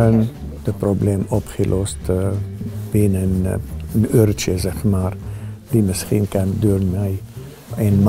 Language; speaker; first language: Dutch; non-native, learner; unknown